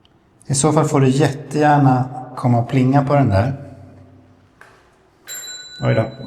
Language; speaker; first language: Swedish; native; Swedish